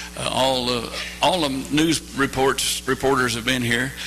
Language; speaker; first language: English; native; English